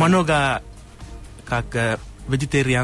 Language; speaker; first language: Russian; non-native, learner; Sinhala